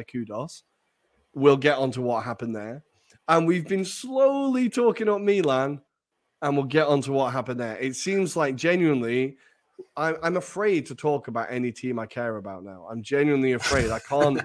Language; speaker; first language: English; native; English